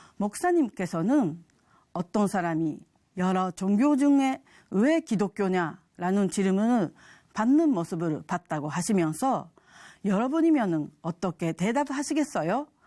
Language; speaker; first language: Korean; non-native, fluent; Japanese